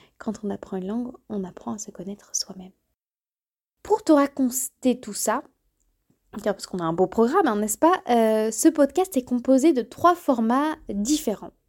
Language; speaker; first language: French; native; French